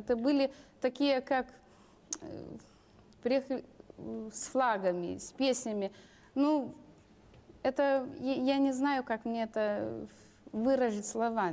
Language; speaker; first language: Russian; non-native, local second language; Lithuanian